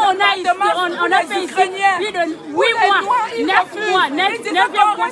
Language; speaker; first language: French; non-native, local second language; Lingala